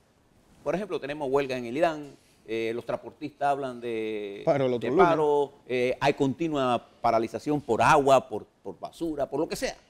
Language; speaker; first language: Spanish; native; Spanish